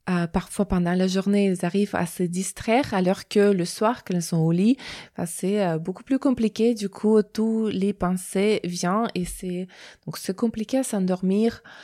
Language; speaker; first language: French; non-native, fluent; Russian